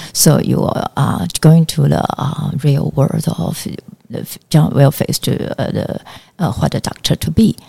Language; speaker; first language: English; non-native, learner; Chinese